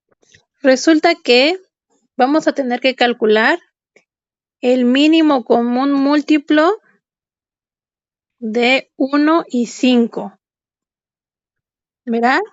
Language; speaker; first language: Spanish; native; Spanish